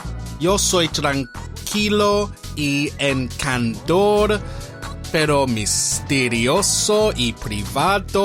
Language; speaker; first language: Spanish; non-native, learner; English